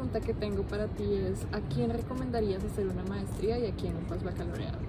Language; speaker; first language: Spanish; native; Spanish